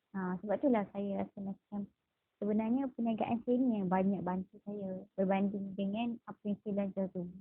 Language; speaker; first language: Malay; native; Malay